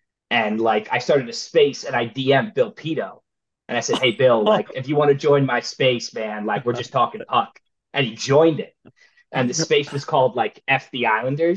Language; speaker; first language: English; native; English